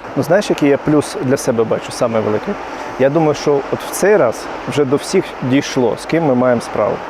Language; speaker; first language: Ukrainian; native; Ukrainian